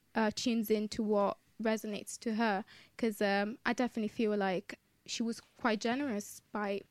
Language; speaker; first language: English; non-native, fluent; Italian